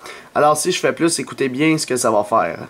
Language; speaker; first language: French; native; French